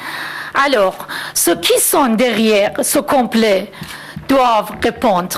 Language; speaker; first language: French; non-native, fluent; Persian